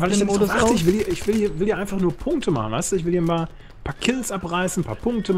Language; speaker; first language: German; native; German